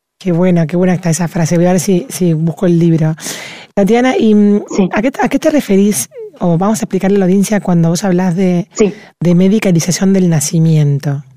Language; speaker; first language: Spanish; native; Spanish